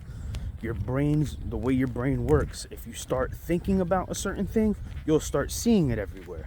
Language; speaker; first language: English; native; English